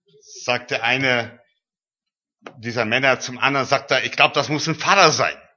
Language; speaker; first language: German; early bilingual, heritage; German